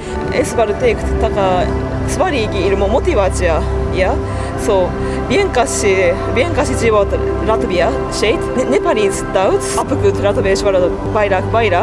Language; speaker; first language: Latvian; non-native, learner; Japanese